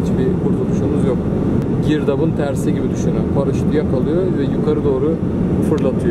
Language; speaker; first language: Turkish; native; Turkish